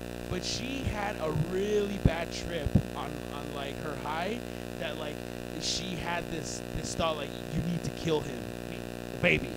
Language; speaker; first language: English; early bilingual, other home language; Spanish